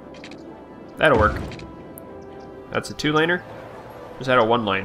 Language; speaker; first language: English; native; English